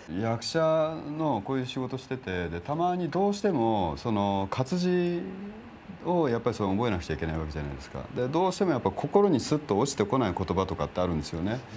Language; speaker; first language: Japanese; native; Japanese